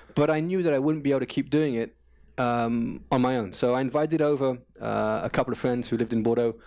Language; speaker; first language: English; native; English